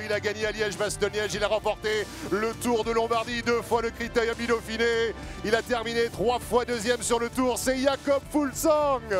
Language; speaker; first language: French; native; French